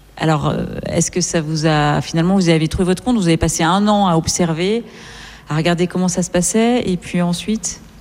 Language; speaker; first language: French; native; French